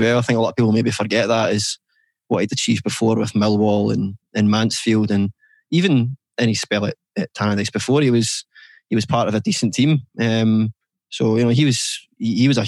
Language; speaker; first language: English; native; English